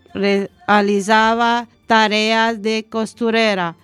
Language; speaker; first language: Spanish; non-native, learner; Romanian